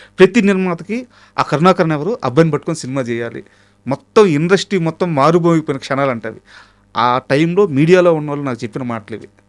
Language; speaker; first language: Telugu; native; Telugu